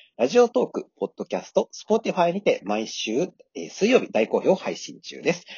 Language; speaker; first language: Japanese; native; Japanese